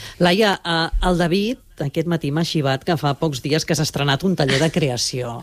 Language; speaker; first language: Catalan; native; Catalan